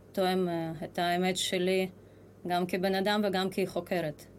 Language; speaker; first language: Hebrew; non-native, fluent; Russian